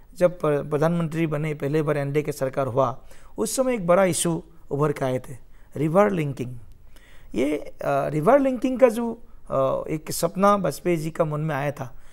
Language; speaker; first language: Hindi; non-native, local second language; Assamese